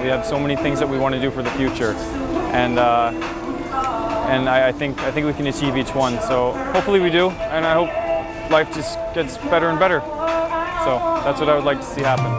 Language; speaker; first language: English; native; English